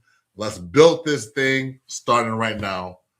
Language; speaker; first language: English; native; English